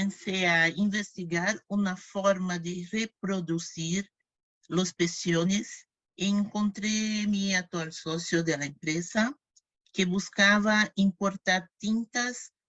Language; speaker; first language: Spanish; non-native, fluent; Portuguese